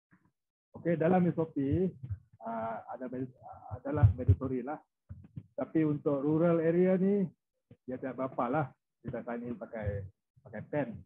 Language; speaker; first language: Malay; non-native, local second language; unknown